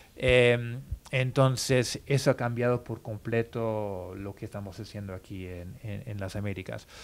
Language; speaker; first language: Spanish; non-native, fluent; English